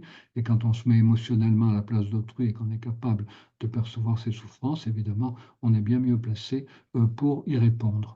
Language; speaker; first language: French; native; French